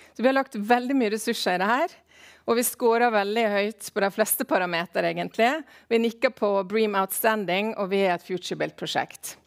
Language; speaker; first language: Norwegian; native; Norwegian